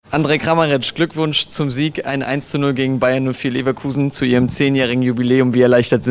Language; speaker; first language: German; native; German